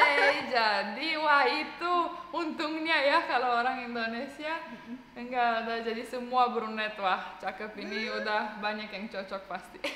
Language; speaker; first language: Indonesian; non-native, fluent; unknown